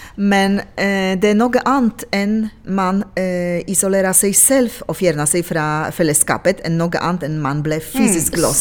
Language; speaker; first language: Norwegian; non-native, fluent; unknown